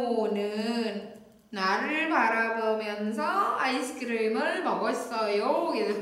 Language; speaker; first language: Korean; non-native, fluent; Indonesian